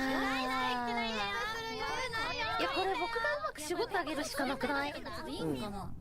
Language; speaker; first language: Japanese; native; Japanese